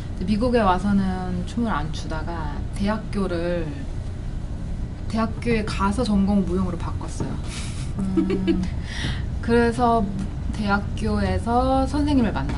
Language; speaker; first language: Korean; early bilingual, other home language; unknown